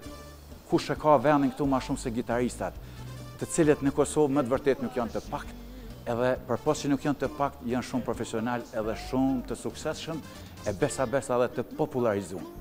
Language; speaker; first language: Albanian; native; Albanian